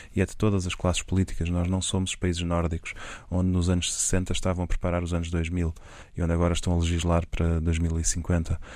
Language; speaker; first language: Portuguese; native; Portuguese